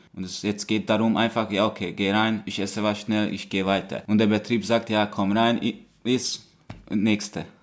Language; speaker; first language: German; non-native, fluent; Hungarian